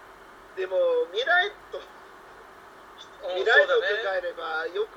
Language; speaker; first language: Japanese; non-native, learner; English